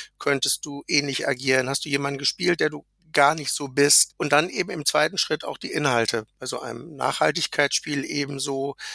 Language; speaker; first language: German; native; German